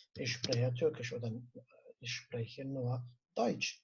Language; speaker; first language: German; non-native, fluent; Turkish